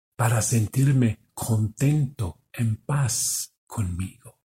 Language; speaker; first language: Spanish; non-native, fluent; German